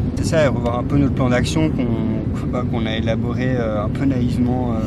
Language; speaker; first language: French; native; French